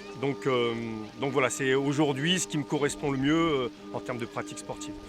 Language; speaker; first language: French; native; French